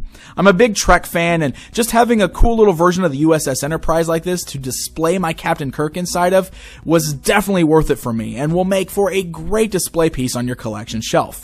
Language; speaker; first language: English; native; English